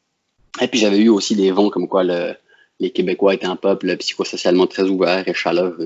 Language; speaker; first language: French; native; French